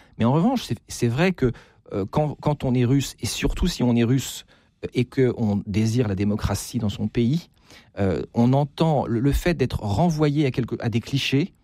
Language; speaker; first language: French; native; French